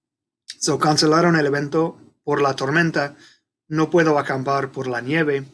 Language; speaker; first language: Spanish; non-native, fluent; English